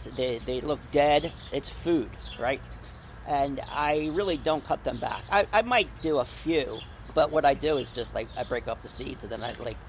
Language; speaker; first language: English; native; English